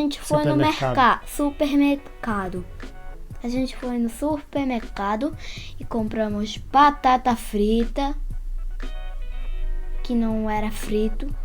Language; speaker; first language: Portuguese; early bilingual, heritage; Portuguese